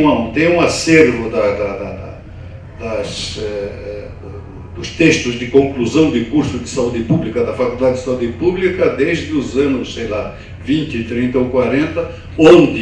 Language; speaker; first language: Portuguese; native; Portuguese